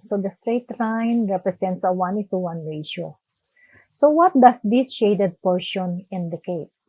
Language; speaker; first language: English; non-native, local second language; Filipino